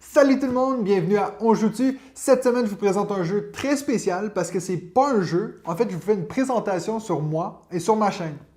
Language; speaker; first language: French; native; French